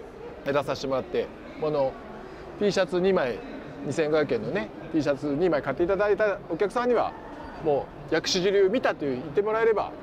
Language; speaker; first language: Japanese; native; Japanese